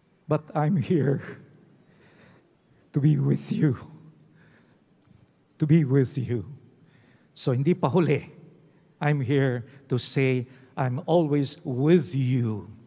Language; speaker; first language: English; non-native, local second language; Filipino